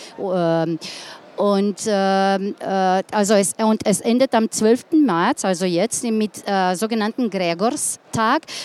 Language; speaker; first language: German; non-native, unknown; Slovenian